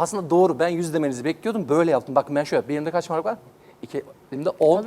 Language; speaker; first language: Turkish; native; Turkish